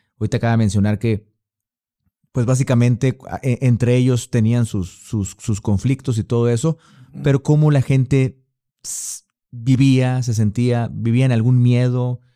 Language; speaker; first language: Spanish; native; Spanish